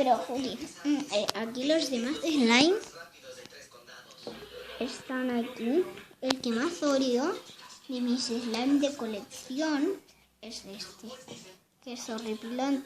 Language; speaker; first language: Spanish; native; Spanish